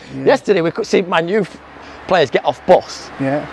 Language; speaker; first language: English; native; English